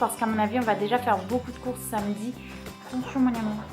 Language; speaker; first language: French; native; French